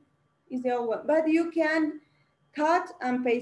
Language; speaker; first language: English; non-native, learner; Spanish